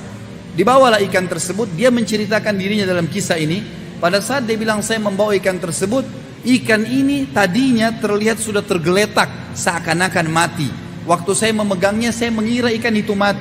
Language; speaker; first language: Indonesian; native; Indonesian